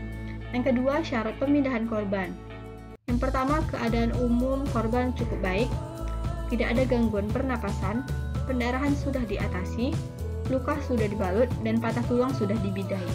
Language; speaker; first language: Indonesian; native; Indonesian